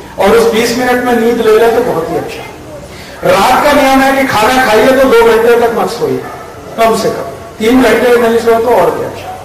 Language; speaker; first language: Hindi; native; Hindi